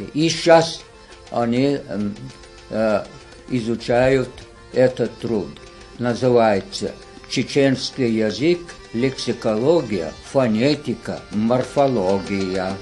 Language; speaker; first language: Russian; non-native, local second language; Chechen